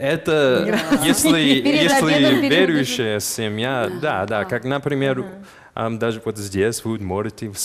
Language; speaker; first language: Russian; non-native, fluent; English